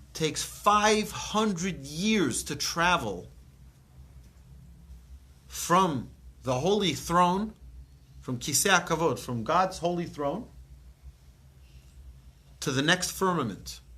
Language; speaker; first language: English; native; English